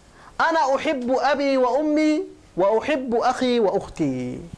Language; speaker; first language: Arabic; non-native, local second language; Somali